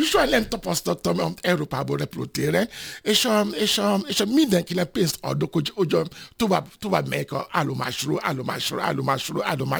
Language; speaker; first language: Hungarian; non-native, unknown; Yoruba